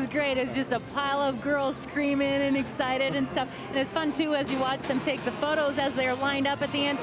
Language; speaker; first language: English; native; English